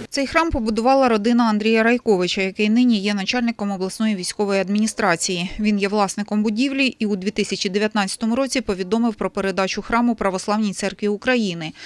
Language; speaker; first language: Ukrainian; native; Ukrainian